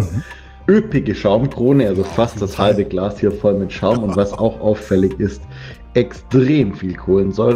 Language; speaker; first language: German; native; German